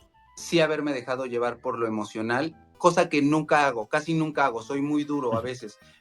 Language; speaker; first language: Spanish; native; Spanish